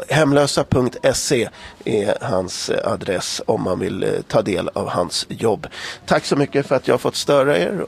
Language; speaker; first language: Swedish; native; Swedish